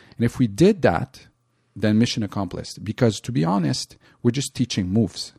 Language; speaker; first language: English; non-native, local second language; French